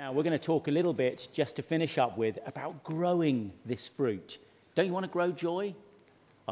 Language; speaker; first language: English; native; English